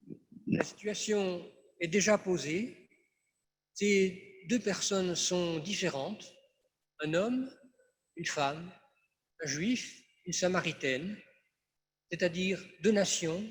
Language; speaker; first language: French; native; French